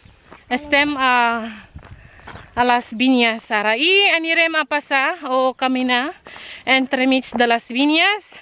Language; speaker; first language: Catalan; non-native, learner; Filipino